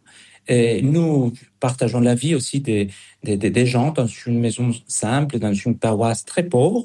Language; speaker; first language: French; non-native, fluent; Spanish